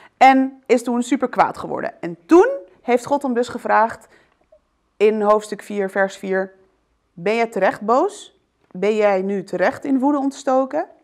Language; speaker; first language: Dutch; early bilingual, other home language; Arabic